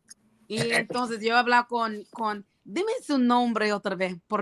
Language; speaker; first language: Spanish; non-native, learner; English